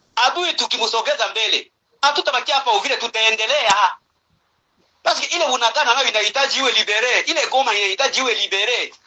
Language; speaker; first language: Swahili; native; Swahili